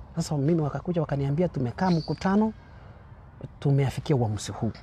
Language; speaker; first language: Swahili; non-native, local second language; Gusii